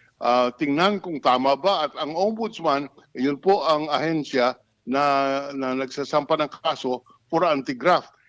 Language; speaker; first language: Filipino; non-native, local second language; Hiligaynon